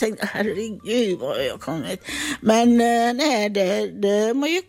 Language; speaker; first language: Swedish; non-native, fluent; Italian